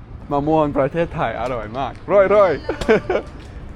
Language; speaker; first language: Thai; non-native, learner; English